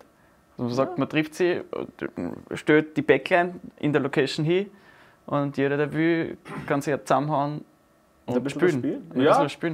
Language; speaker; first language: German; native; German